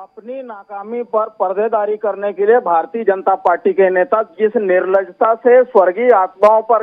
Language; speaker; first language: Hindi; native; Hindi